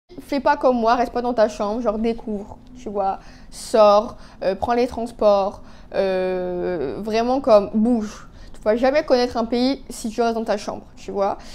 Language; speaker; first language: French; non-native, local second language; Arabic